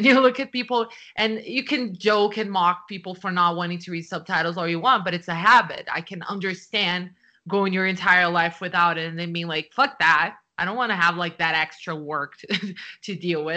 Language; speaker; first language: English; non-native, fluent; Portuguese